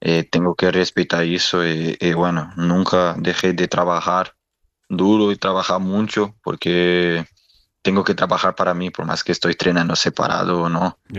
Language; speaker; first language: Spanish; non-native, learner; Portuguese